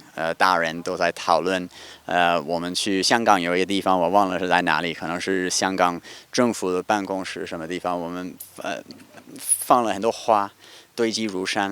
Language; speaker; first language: Chinese; non-native, fluent; English